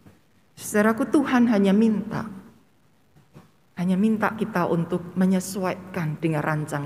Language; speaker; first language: Indonesian; native; Indonesian